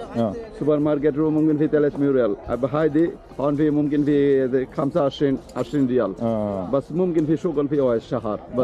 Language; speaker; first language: Arabic; non-native, learner; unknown